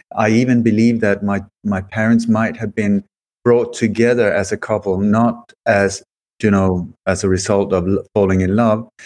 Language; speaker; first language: English; early bilingual, other home language; Swedish